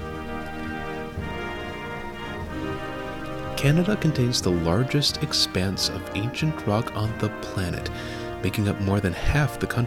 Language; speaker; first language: English; native; English